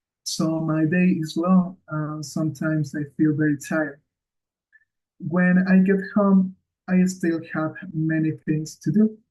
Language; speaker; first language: English; non-native, learner; Spanish